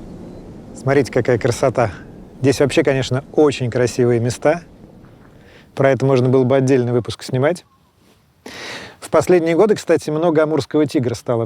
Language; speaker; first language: Russian; native; Russian